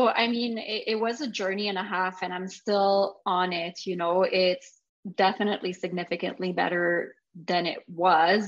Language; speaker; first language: English; non-native, fluent; French